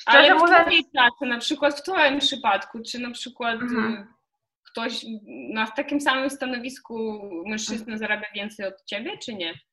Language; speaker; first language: Polish; non-native, fluent; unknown